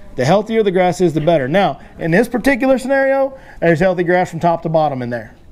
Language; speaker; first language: English; native; English